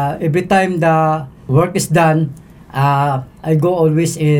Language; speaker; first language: English; non-native, local second language; Cebuano